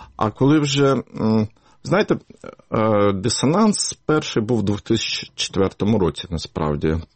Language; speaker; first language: Ukrainian; native; Ukrainian